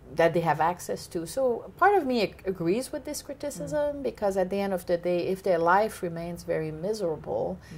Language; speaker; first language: English; native; English